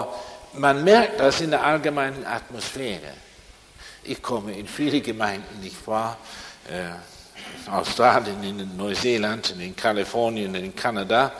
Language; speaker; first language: German; non-native, fluent; English